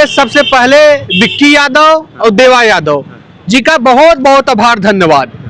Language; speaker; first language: Hindi; native; Hindi